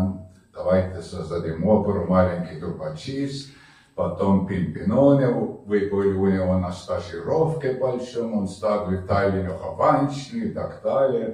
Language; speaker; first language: Russian; native; Russian